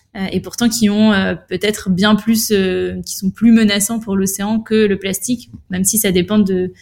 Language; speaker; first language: French; native; French